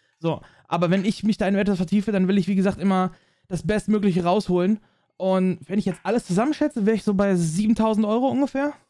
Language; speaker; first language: German; native; German